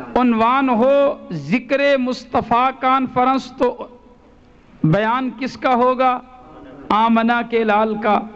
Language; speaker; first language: Urdu; non-native, local second language; Punjabi